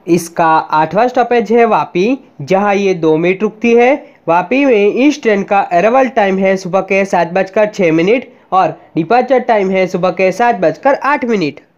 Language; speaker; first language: Hindi; non-native, local second language; Gujarati